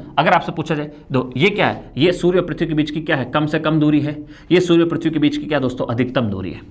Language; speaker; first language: Hindi; native; Hindi